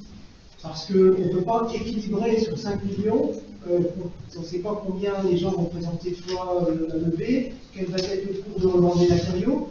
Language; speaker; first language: French; native; French